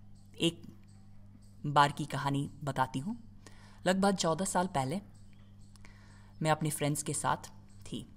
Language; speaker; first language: Hindi; non-native, fluent; English